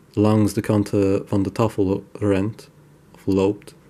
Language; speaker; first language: Dutch; non-native, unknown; English